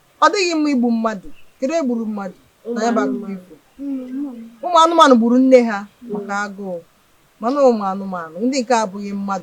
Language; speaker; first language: Igbo; native; Igbo